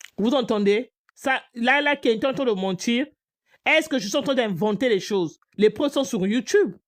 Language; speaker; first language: French; non-native, local second language; Lingala